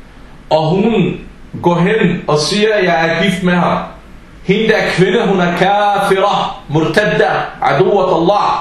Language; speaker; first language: Danish; non-native, local second language; Arabic